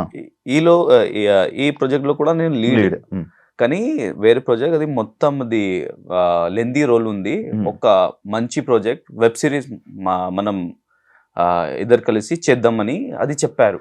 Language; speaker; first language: Telugu; non-native, learner; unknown